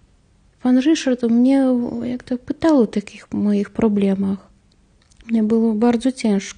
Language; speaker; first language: Polish; non-native, learner; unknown